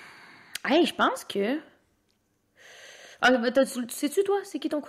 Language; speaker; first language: French; native; French